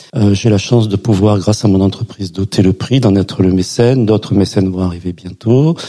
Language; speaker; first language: French; native; French